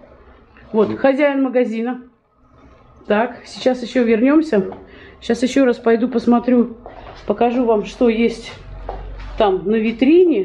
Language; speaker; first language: Russian; native; Russian